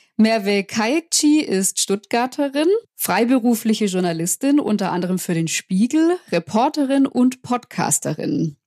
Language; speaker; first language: German; native; German